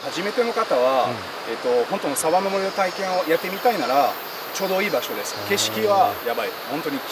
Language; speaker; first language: Japanese; non-native, learner; French